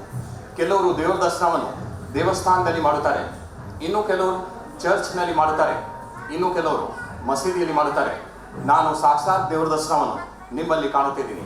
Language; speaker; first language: Kannada; non-native, fluent; Hindi